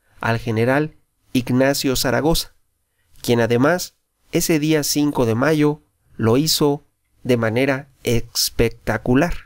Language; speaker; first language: Spanish; native; Spanish